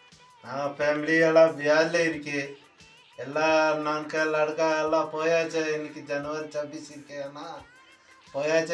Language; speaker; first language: Tamil; non-native, learner; Hindi